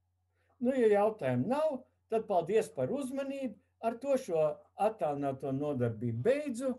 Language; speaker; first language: Latvian; native; Latvian